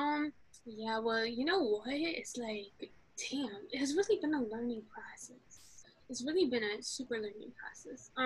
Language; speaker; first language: English; early bilingual, other home language; Arabic